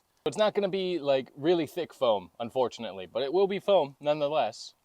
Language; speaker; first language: English; native; English